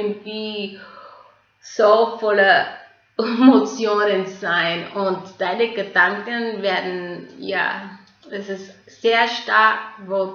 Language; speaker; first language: German; non-native, fluent; English